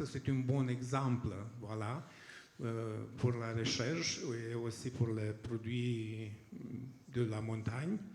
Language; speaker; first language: French; non-native, fluent; Romanian